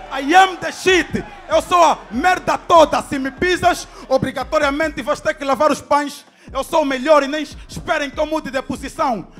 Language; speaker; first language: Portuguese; native; Portuguese